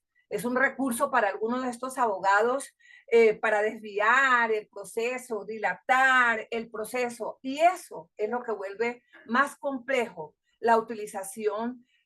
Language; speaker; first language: Spanish; native; Spanish